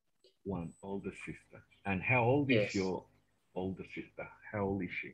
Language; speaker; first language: English; non-native, fluent; Spanish